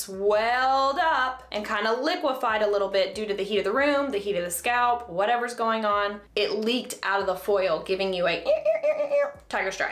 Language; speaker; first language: English; native; English